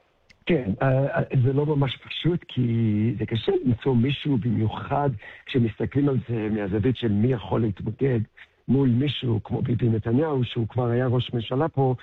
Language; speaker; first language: Hebrew; early bilingual, heritage; English